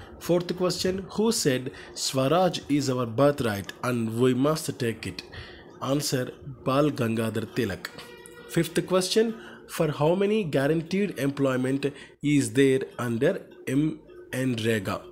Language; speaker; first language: English; non-native, local second language; Telugu